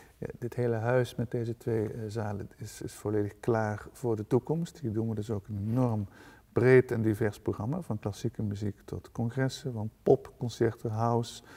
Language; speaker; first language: Dutch; native; Dutch